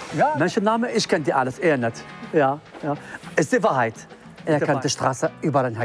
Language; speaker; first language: German; non-native, learner; Arabic